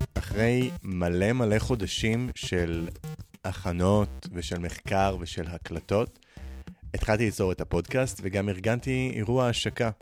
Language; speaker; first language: Hebrew; native; Hebrew